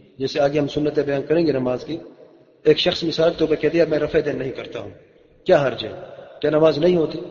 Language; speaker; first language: Urdu; non-native, local second language; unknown